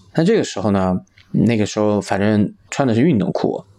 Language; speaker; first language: Chinese; native; Chinese